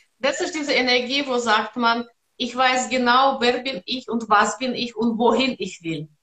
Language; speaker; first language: German; non-native, learner; Russian